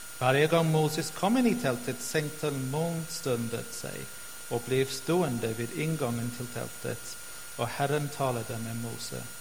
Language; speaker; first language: Swedish; non-native, fluent; English